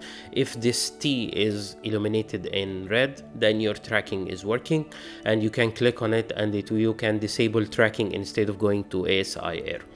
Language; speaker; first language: English; non-native, fluent; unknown